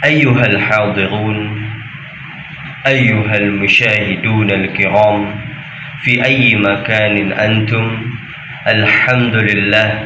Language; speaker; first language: Arabic; non-native, fluent; Indonesian